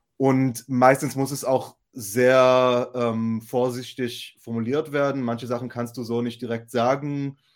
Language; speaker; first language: German; non-native, fluent; Hebrew